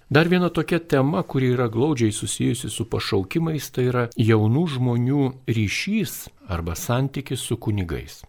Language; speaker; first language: Lithuanian; native; Lithuanian